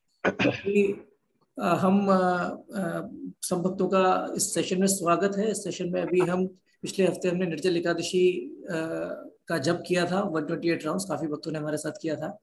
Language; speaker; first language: Hindi; native; Hindi